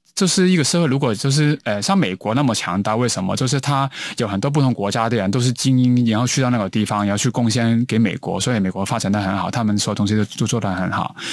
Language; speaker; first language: Chinese; non-native, local second language; Cantonese